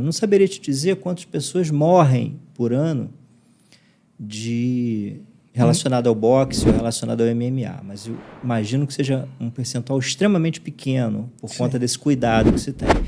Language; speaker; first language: Portuguese; native; Portuguese